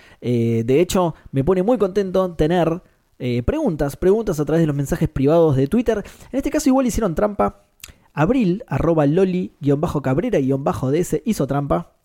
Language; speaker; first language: Spanish; native; Spanish